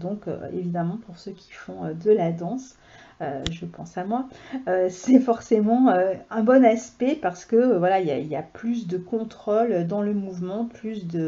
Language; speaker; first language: French; native; French